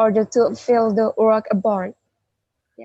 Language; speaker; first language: English; non-native, learner; Indonesian